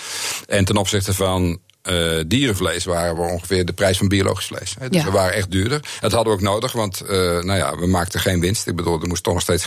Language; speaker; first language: Dutch; native; Dutch